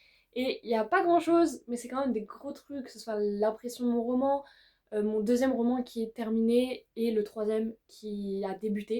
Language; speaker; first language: French; native; French